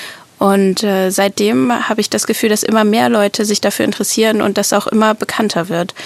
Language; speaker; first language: German; native; German